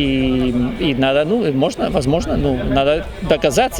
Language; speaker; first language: Russian; non-native, fluent; Spanish